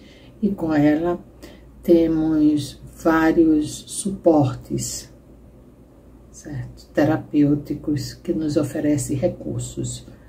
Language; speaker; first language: Portuguese; native; Portuguese